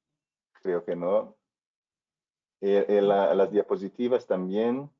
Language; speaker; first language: Spanish; non-native, fluent; Portuguese